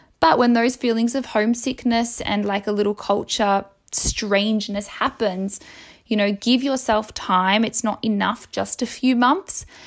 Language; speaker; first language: English; native; English